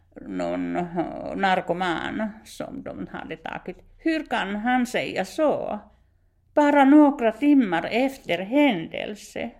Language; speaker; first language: Swedish; non-native, fluent; Finnish